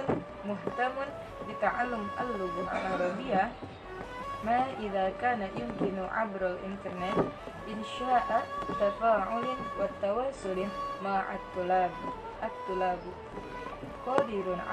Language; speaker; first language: Arabic; non-native, learner; Indonesian